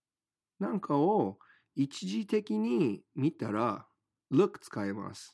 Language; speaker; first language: Japanese; non-native, fluent; English